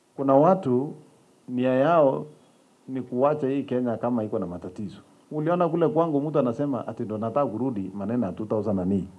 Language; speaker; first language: Swahili; non-native, local second language; Kalenjin